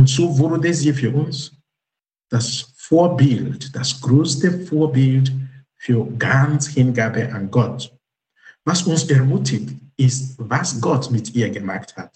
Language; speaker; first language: German; non-native, fluent; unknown